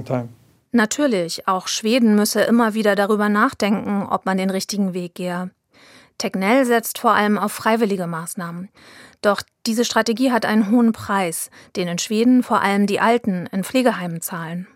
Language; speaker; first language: German; native; German